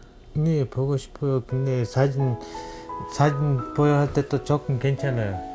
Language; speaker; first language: Korean; non-native, learner; Kyrgyz